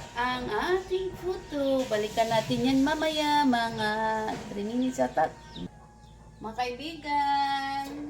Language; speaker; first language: Filipino; non-native, local second language; Cebuano